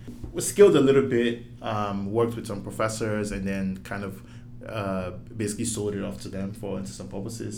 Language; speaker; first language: English; non-native, local second language; Yoruba